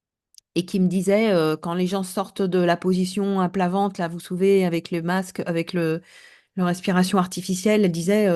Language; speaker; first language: French; native; French